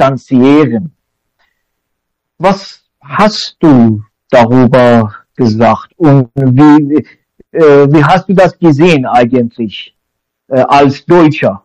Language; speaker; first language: German; non-native, learner; Persian